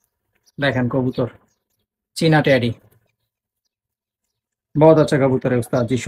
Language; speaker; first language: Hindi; non-native, learner; Bangla